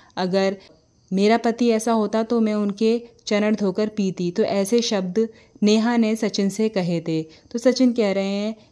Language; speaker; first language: Hindi; native; Hindi